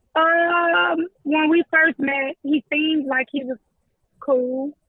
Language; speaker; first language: English; native; English